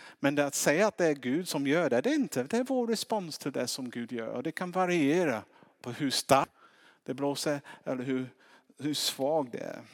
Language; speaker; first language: Swedish; non-native, fluent; English